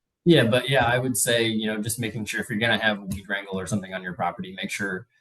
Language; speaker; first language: English; native; English